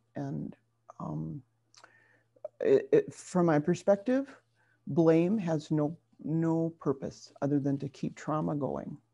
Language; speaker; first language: English; native; English